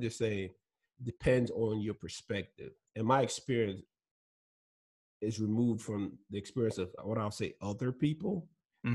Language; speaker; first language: English; non-native, local second language; Igbo